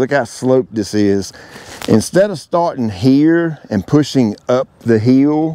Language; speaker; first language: English; native; English